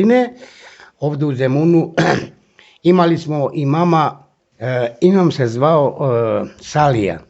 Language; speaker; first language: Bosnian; non-native, local second language; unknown